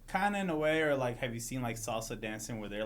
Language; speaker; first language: English; native; English